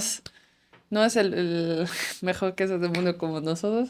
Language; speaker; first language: Spanish; non-native, fluent; Dutch